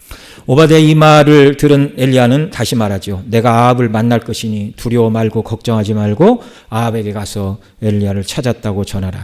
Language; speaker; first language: Korean; native; Korean